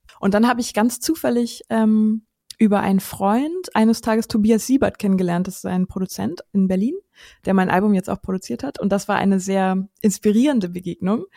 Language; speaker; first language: German; native; German